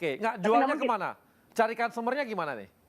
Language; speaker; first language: Indonesian; native; Indonesian